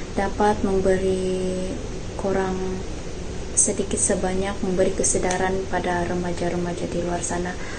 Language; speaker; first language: Malay; native; Malay